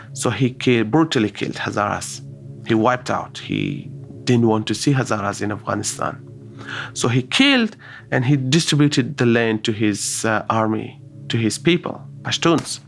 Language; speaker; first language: English; non-native, local second language; Hazaragi